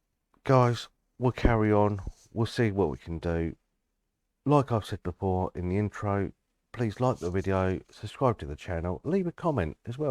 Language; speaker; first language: English; native; English